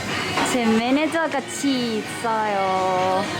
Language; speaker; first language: Korean; non-native, learner; Thai